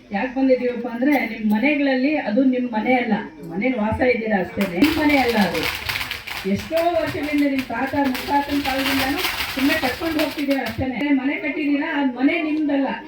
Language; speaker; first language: Kannada; non-native, local second language; Lambadi